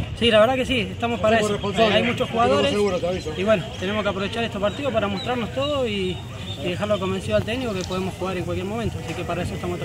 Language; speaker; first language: Spanish; native; Spanish